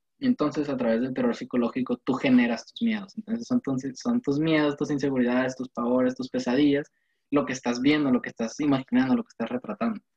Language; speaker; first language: Spanish; native; Spanish